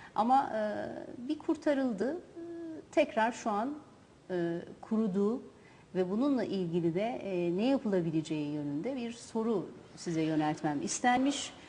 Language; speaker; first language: Turkish; native; Turkish